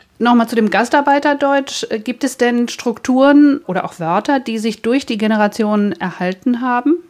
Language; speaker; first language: German; native; German